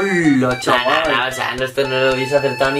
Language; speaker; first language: Spanish; native; Spanish